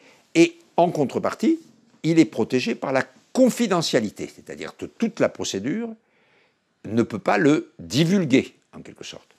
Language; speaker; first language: French; native; French